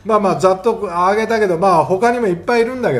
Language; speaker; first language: Japanese; native; Japanese